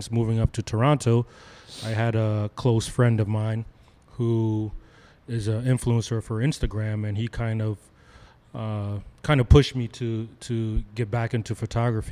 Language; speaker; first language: English; native; English